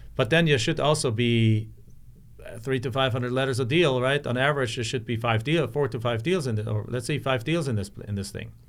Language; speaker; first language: English; non-native, fluent; German